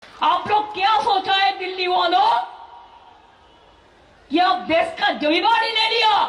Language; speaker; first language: Hindi; non-native, local second language; Bangla